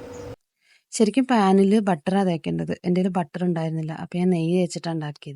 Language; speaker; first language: Malayalam; native; Malayalam